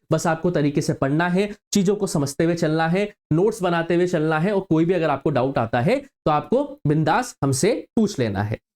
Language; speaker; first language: Hindi; native; Hindi